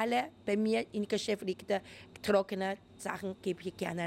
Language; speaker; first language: German; non-native, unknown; Chinese